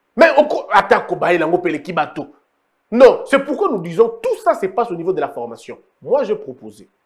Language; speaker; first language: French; non-native, local second language; Lingala